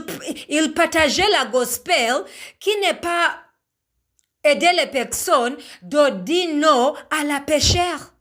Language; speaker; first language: French; non-native, learner; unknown